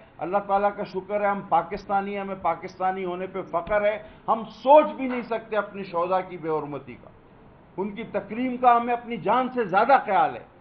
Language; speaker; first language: Urdu; non-native, local second language; Sindhi